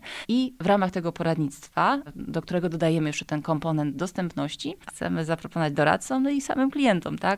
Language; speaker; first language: Polish; native; Polish